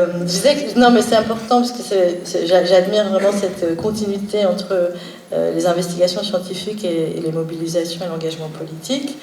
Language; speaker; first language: French; native; French